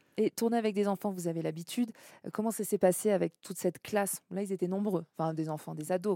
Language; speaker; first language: French; native; French